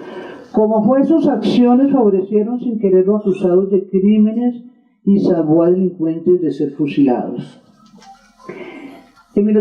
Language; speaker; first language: Spanish; native; Spanish